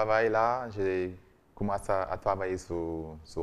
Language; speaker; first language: French; non-native, learner; English